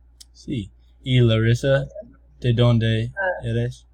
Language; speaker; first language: Spanish; non-native, learner; English